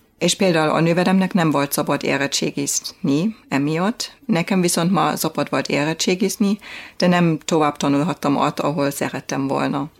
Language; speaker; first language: Hungarian; non-native, fluent; German